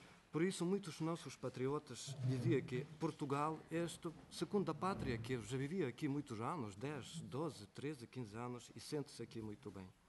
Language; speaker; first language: Portuguese; non-native, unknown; Ukrainian